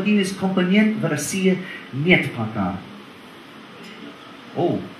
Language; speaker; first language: Russian; non-native, learner; English